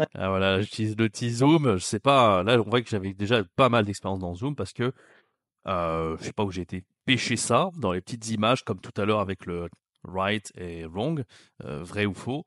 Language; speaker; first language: French; native; French